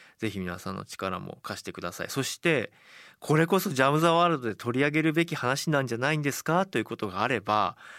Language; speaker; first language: Japanese; native; Japanese